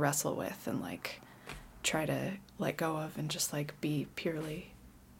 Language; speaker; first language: English; native; English